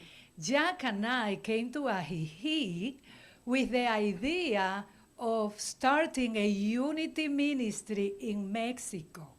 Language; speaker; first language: English; non-native, fluent; Spanish